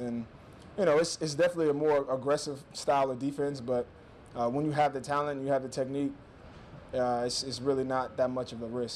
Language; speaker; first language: English; native; English